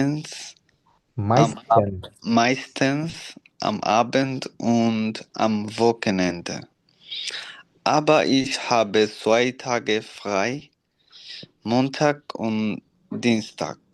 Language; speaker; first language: German; non-native, learner; Bangla